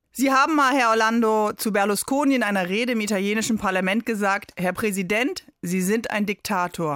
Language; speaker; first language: German; native; German